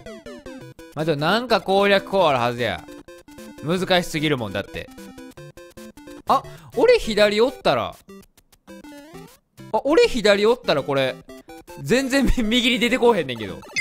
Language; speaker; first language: Japanese; native; Japanese